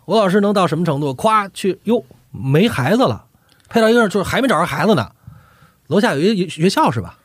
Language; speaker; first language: Chinese; native; Chinese